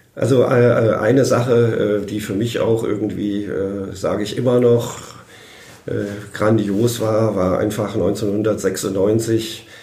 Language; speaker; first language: German; native; German